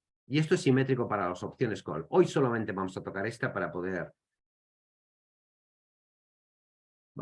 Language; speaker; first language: Spanish; native; Spanish